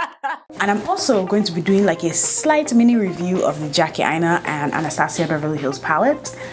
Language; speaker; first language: English; native; English